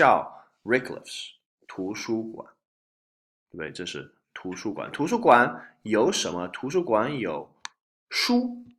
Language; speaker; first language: Chinese; non-native, fluent; English